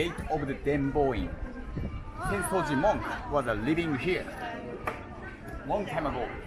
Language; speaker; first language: English; non-native, learner; Japanese